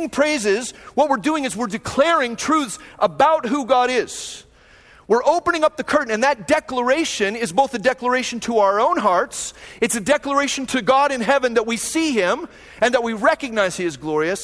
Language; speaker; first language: English; native; English